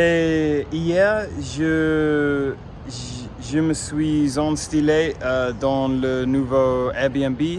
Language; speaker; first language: French; non-native, fluent; English